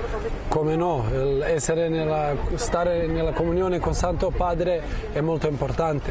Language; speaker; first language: Italian; non-native, fluent; Croatian